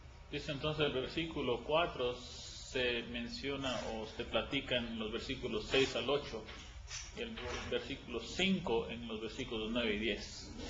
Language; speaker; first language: Spanish; early bilingual, heritage; Spanish